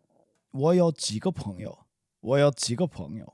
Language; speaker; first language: Chinese; non-native, learner; English